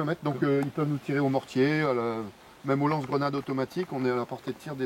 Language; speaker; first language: French; native; French